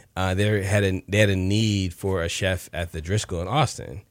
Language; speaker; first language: English; native; English